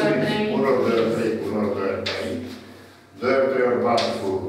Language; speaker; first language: Romanian; native; Romanian